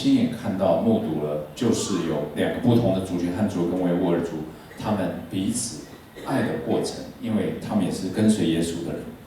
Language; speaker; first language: Chinese; native; Chinese